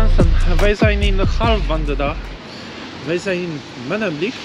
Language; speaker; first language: Dutch; non-native, learner; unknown